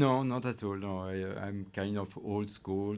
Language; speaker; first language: English; non-native, learner; French